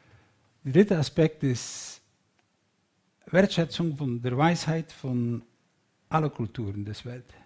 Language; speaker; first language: German; non-native, learner; Dutch